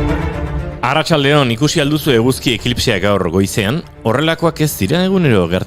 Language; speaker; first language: Basque; native; Basque